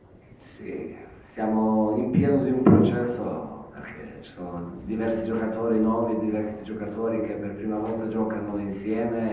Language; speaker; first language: Italian; non-native, fluent; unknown